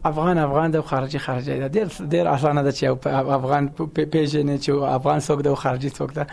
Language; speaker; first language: Pashto; non-native, local second language; Persian